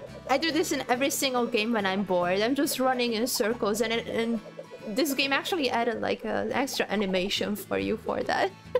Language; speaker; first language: English; non-native, fluent; Hungarian